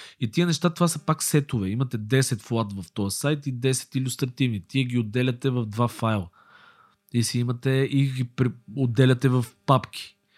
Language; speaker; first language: Bulgarian; native; Bulgarian